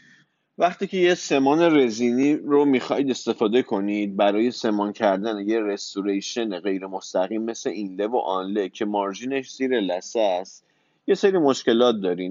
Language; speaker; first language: Persian; native; Persian